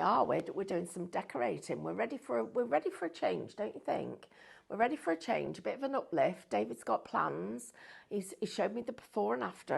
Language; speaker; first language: English; native; English